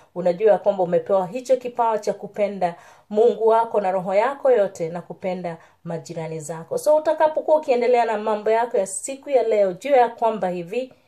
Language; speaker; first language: Swahili; native; Swahili